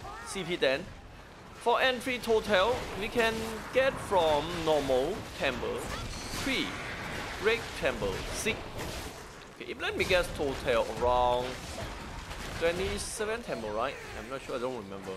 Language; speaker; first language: English; non-native, learner; Thai